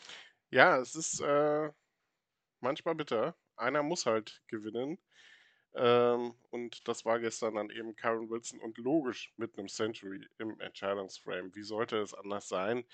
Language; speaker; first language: German; native; German